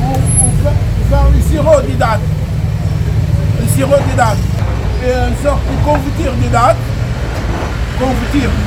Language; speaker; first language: French; non-native, learner; Arabic